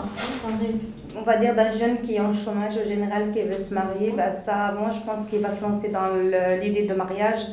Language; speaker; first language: French; non-native, local second language; Arabic